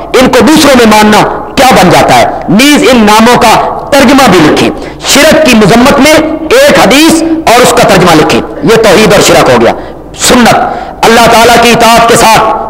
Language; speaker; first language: Urdu; non-native, local second language; Punjabi